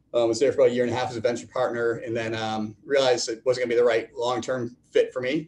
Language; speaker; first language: English; native; English